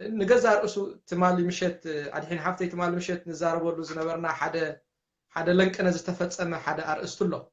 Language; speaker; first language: Tigrinya; native; Tigrinya